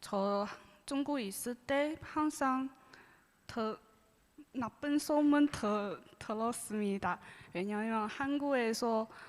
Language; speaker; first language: Korean; non-native, learner; Chinese